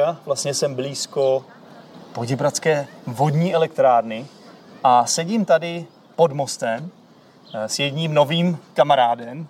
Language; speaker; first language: Czech; native; Czech